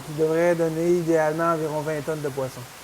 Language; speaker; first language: French; native; French